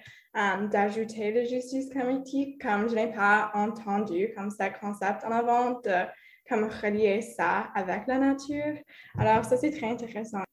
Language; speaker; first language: French; non-native, local second language; English